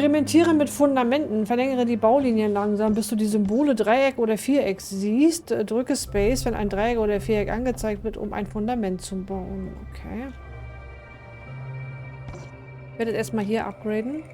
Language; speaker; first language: German; native; German